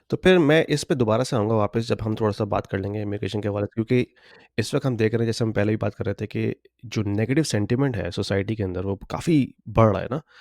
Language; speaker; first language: Urdu; native; Urdu